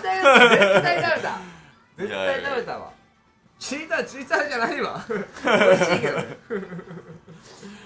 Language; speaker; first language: Japanese; native; Japanese